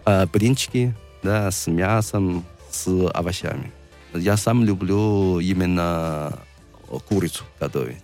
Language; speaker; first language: Russian; non-native, learner; Chinese